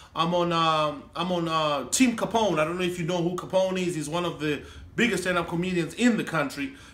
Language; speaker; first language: English; non-native, local second language; Shona